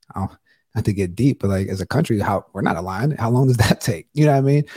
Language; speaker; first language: English; native; English